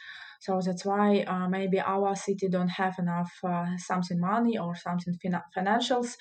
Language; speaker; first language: English; non-native, learner; Russian